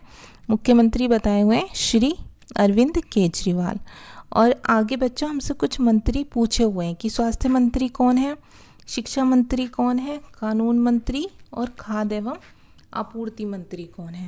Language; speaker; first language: Hindi; native; Hindi